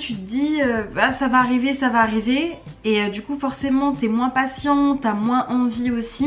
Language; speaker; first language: French; native; French